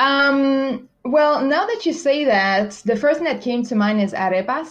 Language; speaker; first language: English; non-native, fluent; French